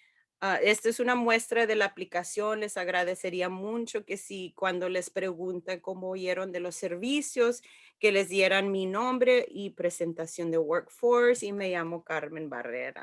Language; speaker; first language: Spanish; early bilingual, heritage; Spanish